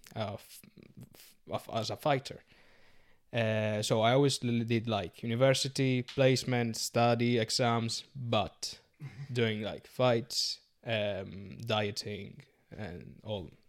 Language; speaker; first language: English; non-native, learner; Italian